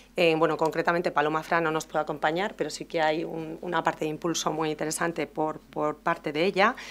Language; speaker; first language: Spanish; native; Spanish